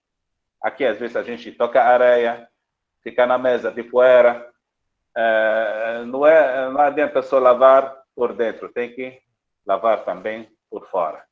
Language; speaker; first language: Portuguese; non-native, fluent; Arabic